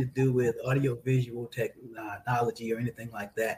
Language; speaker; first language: English; native; English